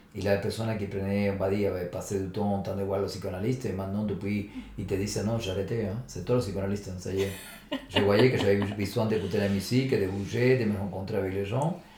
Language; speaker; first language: French; non-native, fluent; Spanish